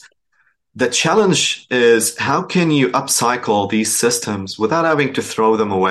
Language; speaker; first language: English; non-native, fluent; Arabic